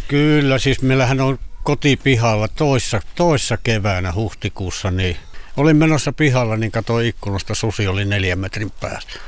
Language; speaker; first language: Finnish; native; Finnish